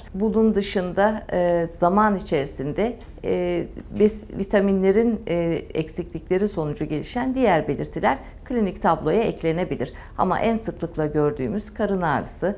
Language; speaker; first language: Turkish; native; Turkish